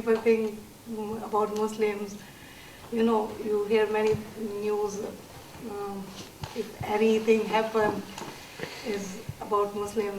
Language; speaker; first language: English; non-native, learner; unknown